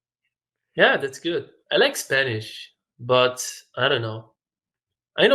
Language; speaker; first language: English; non-native, fluent; Arabic